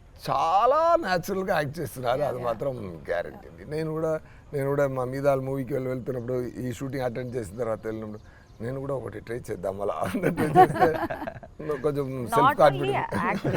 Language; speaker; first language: Telugu; non-native, fluent; Tamil